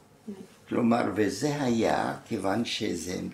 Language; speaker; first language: Hebrew; non-native, fluent; German